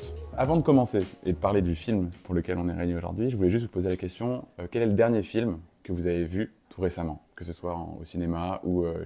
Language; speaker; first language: French; native; French